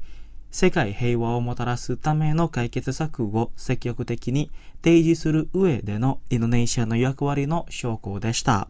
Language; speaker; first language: Japanese; non-native, fluent; Indonesian